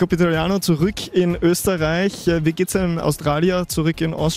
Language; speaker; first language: German; native; German